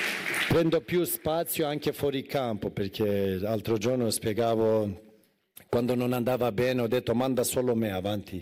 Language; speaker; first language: Italian; non-native, fluent; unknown